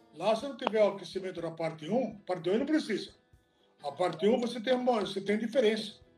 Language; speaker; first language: Portuguese; non-native, fluent; Italian